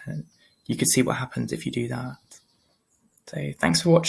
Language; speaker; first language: English; native; English